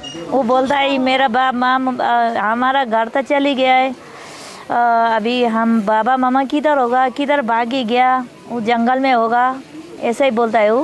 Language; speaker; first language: Hindi; non-native, local second language; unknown